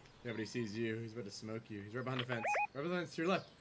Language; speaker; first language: English; native; English